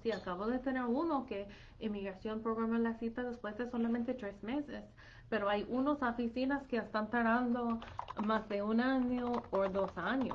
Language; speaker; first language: Spanish; non-native, fluent; English